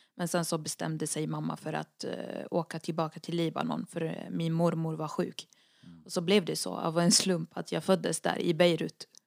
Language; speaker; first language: Swedish; early bilingual, other home language; Arabic